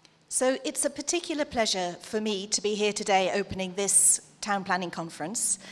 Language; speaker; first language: English; native; English